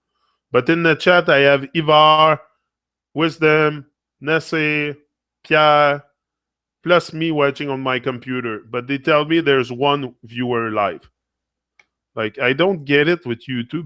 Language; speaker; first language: English; non-native, fluent; French